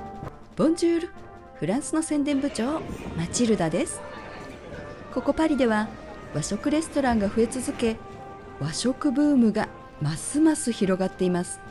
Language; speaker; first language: Japanese; native; Japanese